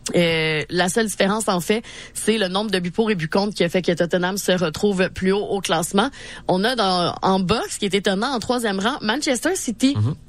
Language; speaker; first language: French; native; French